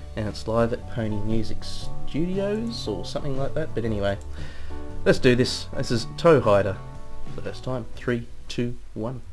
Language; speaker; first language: English; native; English